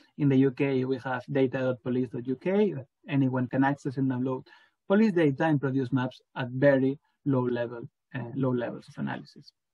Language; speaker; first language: English; non-native, fluent; Spanish